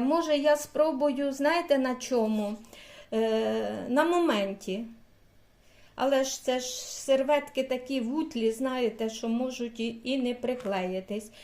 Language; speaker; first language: Ukrainian; native; Ukrainian